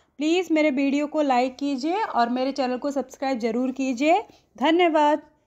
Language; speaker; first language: Hindi; native; Hindi